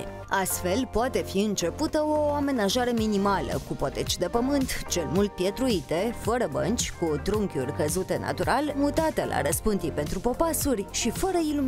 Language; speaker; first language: Romanian; native; Romanian